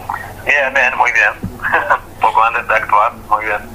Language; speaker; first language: Spanish; non-native, fluent; Hebrew